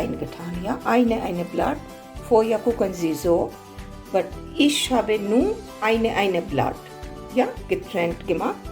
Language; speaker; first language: German; non-native, learner; Hindi